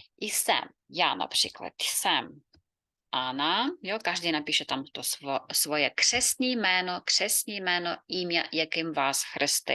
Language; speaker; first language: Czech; non-native, fluent; Ukrainian